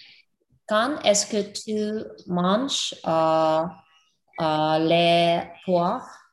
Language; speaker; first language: French; non-native, learner; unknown